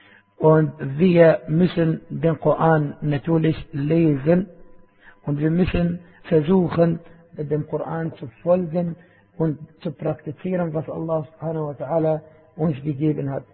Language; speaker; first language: German; non-native, fluent; Arabic